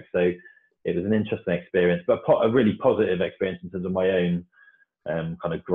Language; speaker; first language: English; native; English